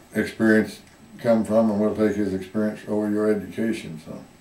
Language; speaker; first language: English; native; English